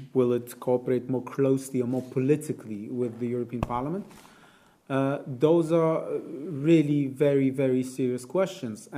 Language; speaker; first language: English; non-native, fluent; Polish